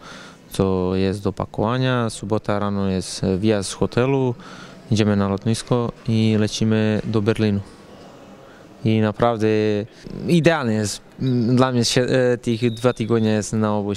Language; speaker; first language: Polish; non-native, learner; Serbian